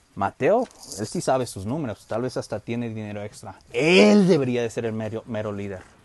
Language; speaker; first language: Spanish; early bilingual, heritage; Spanish